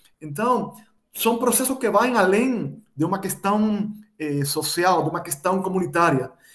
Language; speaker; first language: Portuguese; non-native, fluent; Spanish